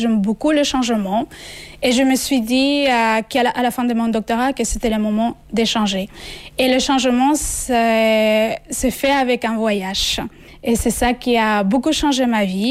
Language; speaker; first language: French; non-native, fluent; Spanish